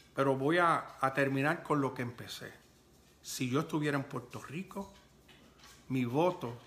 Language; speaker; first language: Spanish; early bilingual, heritage; Spanish